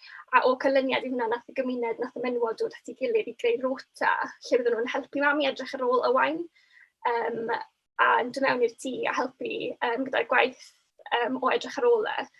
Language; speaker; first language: Welsh; native; Welsh